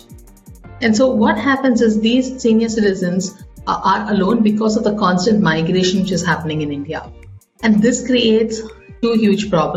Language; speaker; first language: English; non-native, local second language; Tamil